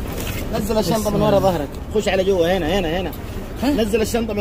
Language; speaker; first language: Arabic; native; Arabic